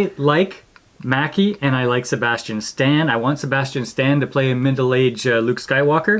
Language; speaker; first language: English; native; English